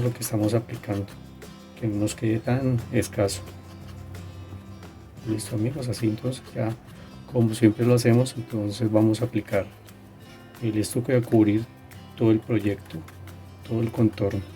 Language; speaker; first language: Spanish; native; Spanish